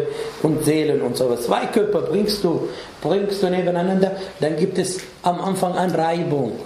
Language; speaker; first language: German; non-native, fluent; Arabic